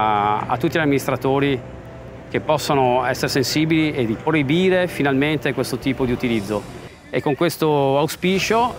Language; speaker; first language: Italian; native; Italian